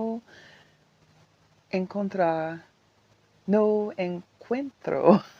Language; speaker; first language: Spanish; non-native, learner; English